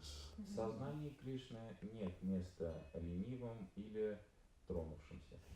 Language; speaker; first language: Russian; native; Russian